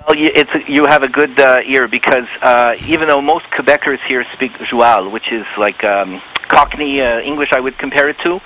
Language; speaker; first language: English; native; English